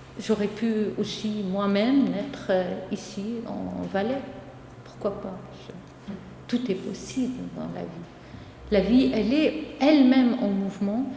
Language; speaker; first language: French; non-native, local second language; Arabic